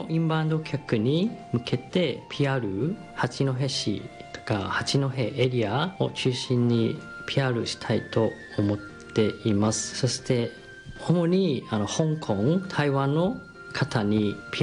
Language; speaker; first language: Japanese; non-native, fluent; Cantonese